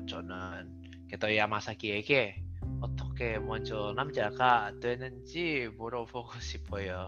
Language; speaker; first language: Korean; non-native, learner; Indonesian